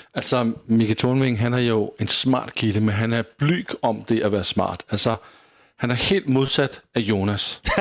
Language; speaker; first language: Swedish; non-native, learner; Danish